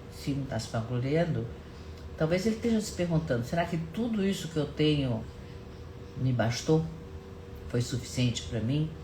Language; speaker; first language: Portuguese; non-native, fluent; German